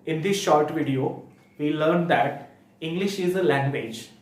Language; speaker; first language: English; non-native, local second language; Marathi